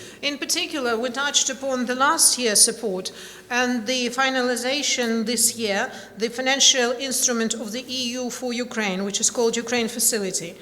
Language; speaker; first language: English; non-native, fluent; Ukrainian